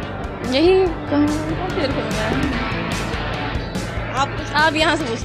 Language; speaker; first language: Hindi; non-native, local second language; Punjabi